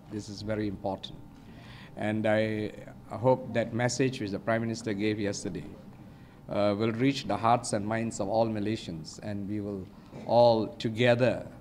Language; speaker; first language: English; non-native, local second language; Tamil